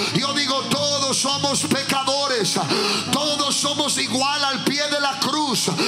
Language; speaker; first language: Spanish; early bilingual, heritage; Spanish